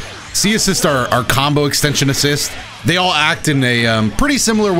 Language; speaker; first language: English; native; English